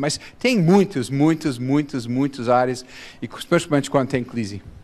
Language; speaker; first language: Portuguese; non-native, fluent; English